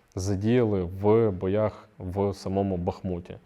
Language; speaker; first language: Ukrainian; native; Ukrainian